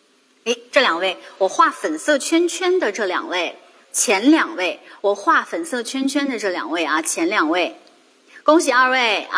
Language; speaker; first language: Chinese; native; Chinese